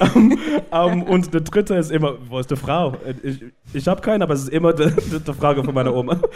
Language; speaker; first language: German; non-native, fluent; Shona